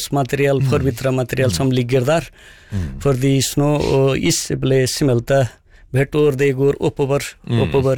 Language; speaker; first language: Norwegian; non-native, fluent; Nepali